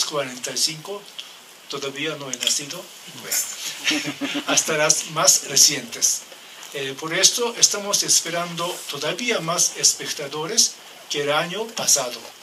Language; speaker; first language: Spanish; non-native, learner; Japanese